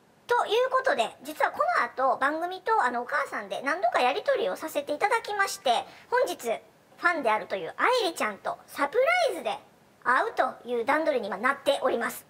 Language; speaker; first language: Japanese; native; Japanese